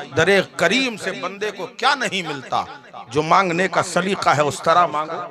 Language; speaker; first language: Urdu; native; Urdu